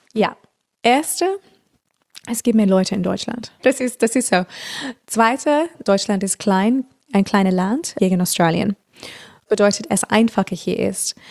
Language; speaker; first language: German; non-native, fluent; English